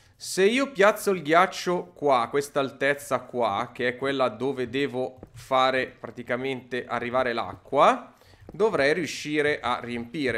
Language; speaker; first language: Italian; native; Italian